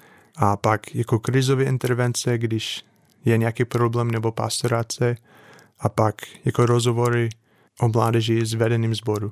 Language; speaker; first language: Czech; non-native, fluent; English